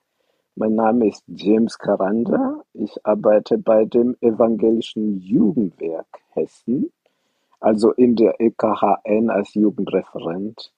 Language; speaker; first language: German; non-native, fluent; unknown